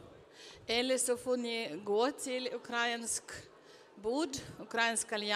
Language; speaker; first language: Swedish; non-native, fluent; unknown